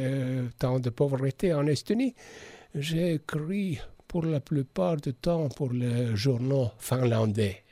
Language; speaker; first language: French; non-native, fluent; Estonian